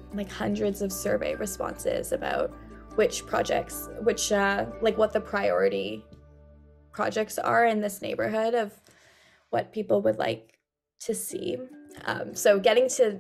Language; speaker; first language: English; native; English